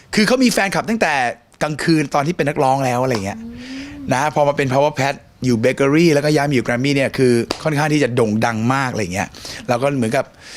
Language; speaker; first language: Thai; early bilingual, heritage; Thai